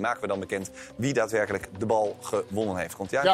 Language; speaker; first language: Dutch; native; Dutch